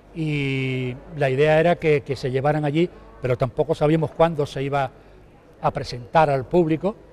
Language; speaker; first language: Spanish; native; Spanish